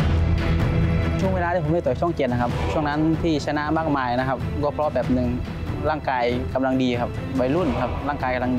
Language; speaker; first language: Thai; native; Thai